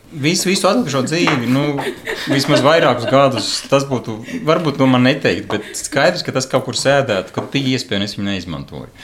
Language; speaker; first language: Latvian; native; Latvian